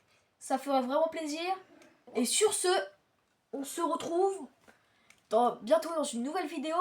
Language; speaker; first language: French; native; French